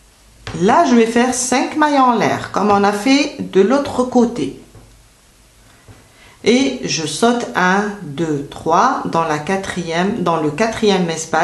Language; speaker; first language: French; native; French